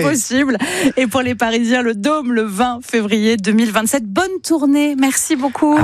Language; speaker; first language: French; native; French